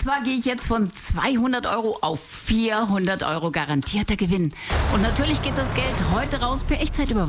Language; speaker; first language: German; native; German